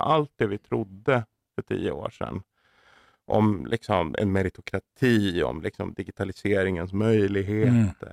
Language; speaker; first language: Swedish; native; Swedish